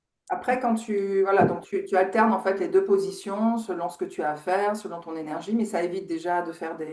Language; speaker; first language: French; native; French